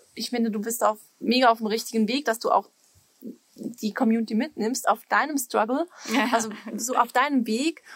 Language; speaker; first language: German; non-native, fluent; Swiss German